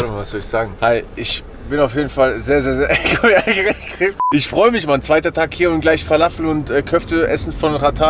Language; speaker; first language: German; native; German